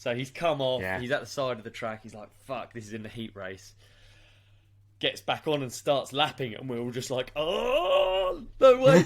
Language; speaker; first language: English; native; English